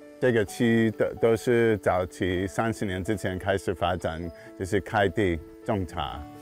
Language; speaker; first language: Chinese; non-native, fluent; English